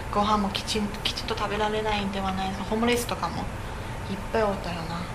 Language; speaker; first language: Japanese; non-native, fluent; Chinese